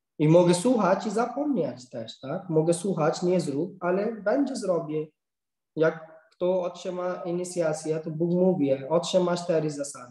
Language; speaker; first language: Polish; non-native, learner; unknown